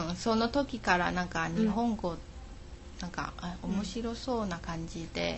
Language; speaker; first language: Japanese; non-native, learner; Chinese